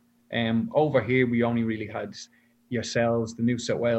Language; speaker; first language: English; native; English